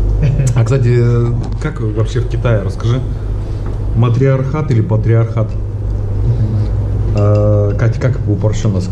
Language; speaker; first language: Russian; native; Russian